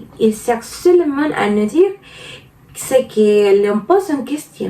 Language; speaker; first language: French; non-native, learner; Spanish